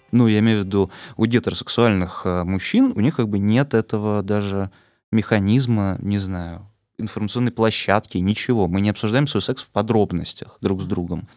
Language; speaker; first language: Russian; native; Russian